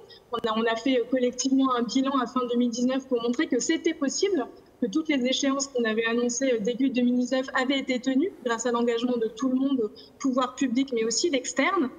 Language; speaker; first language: French; native; French